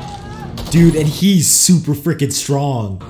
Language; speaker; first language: English; native; English